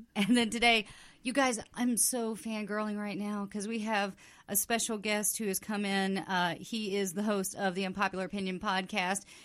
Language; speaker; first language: English; native; English